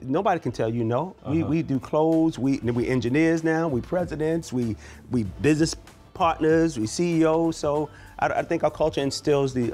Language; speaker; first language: English; native; English